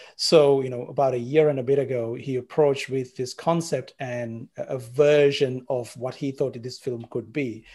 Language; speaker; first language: English; non-native, local second language; Sinhala